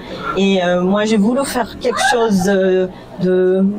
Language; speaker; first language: French; non-native, fluent; English